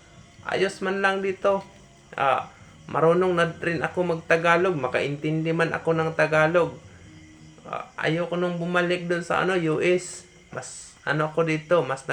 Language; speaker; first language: Filipino; non-native, fluent; English